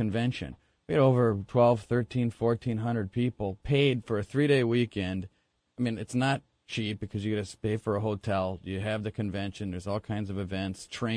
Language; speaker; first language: English; native; English